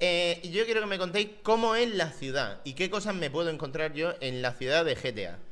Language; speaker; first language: Spanish; native; Spanish